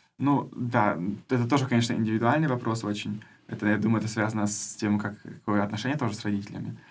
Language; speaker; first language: Russian; early bilingual, heritage; Russian